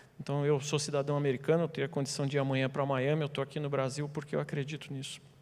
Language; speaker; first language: Portuguese; native; Portuguese